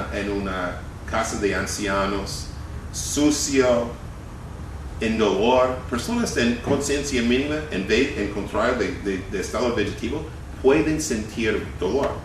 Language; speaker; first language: Spanish; non-native, fluent; English